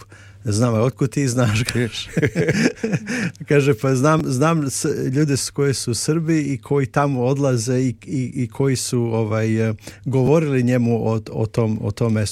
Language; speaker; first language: Serbian; native; Serbian